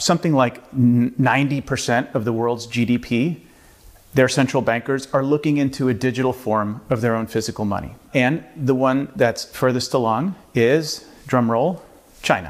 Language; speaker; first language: English; early bilingual, other home language; Spanish